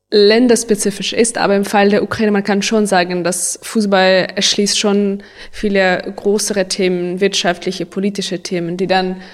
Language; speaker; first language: German; non-native, fluent; Ukrainian